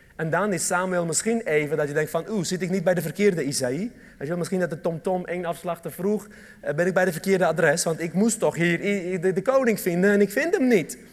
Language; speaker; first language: Dutch; early bilingual, other home language; Armenian